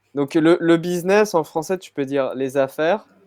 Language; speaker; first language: French; native; French